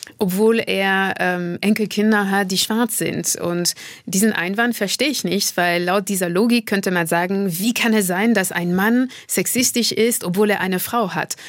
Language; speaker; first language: German; non-native, fluent; French